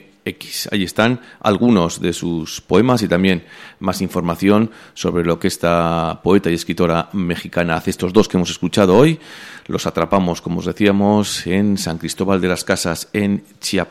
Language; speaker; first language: Spanish; native; Spanish